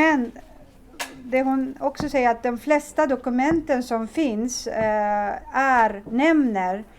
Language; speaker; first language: Swedish; early bilingual, other home language; Assyrian Neo-Aramaic